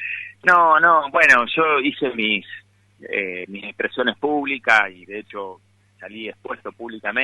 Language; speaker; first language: Spanish; native; Spanish